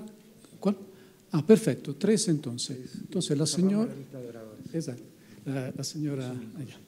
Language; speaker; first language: Spanish; non-native, fluent; Italian